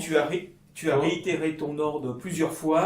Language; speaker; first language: French; native; French